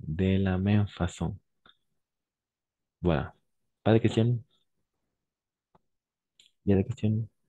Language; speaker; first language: French; non-native, fluent; Spanish